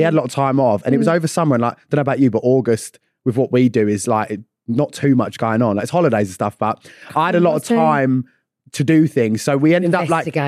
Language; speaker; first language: English; native; English